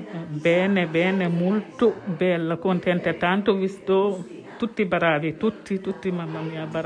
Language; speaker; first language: Italian; non-native, learner; Wolof